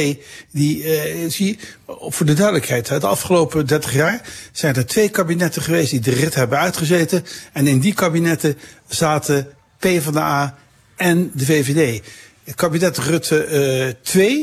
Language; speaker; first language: Dutch; native; Dutch